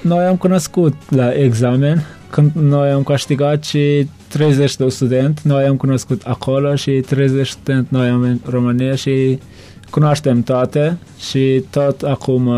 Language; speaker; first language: Romanian; non-native, learner; Turkmen